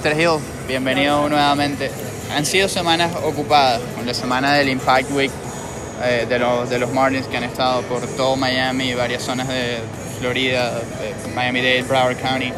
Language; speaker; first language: Spanish; native; Spanish